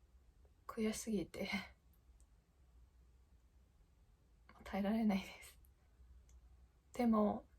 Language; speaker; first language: Japanese; non-native, fluent; English